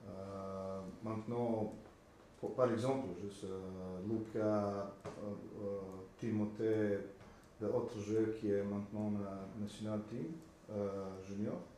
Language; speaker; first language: French; non-native, learner; Slovenian